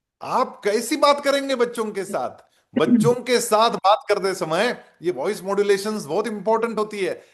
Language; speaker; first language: Hindi; non-native, local second language; Marathi